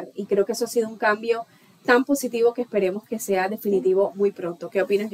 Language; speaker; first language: Spanish; native; Spanish